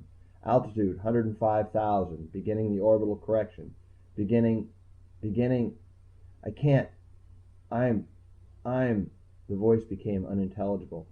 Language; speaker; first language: English; native; English